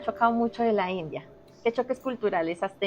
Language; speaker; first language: Spanish; native; Spanish